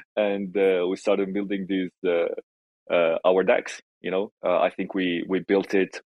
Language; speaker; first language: English; non-native, fluent; Italian